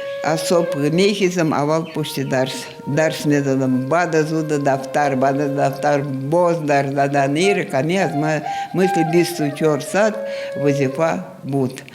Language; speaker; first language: Persian; non-native, fluent; Russian